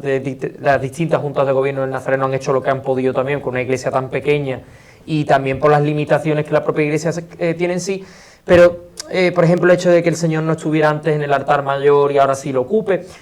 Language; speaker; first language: Spanish; native; Spanish